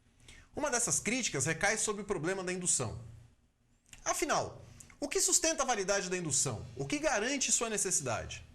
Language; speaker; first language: Portuguese; native; Portuguese